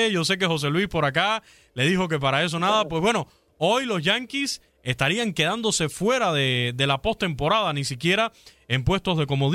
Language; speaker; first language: Spanish; native; Spanish